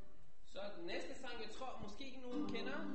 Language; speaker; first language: Danish; non-native, fluent; Hebrew